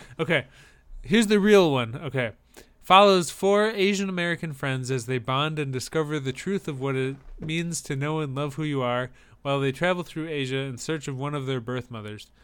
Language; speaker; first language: English; native; English